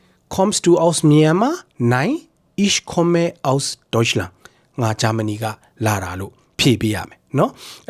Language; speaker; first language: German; non-native, fluent; Burmese